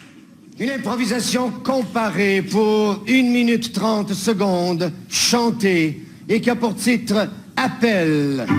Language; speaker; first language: French; native; French